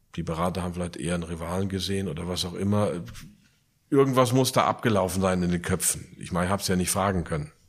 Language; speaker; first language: German; native; German